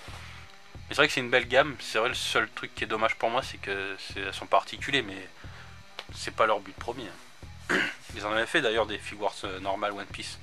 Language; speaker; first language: French; native; French